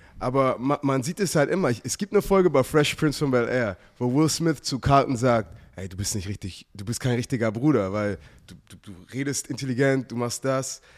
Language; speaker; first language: German; native; German